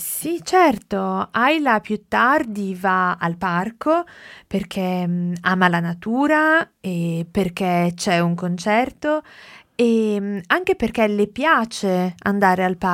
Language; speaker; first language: Italian; non-native, learner; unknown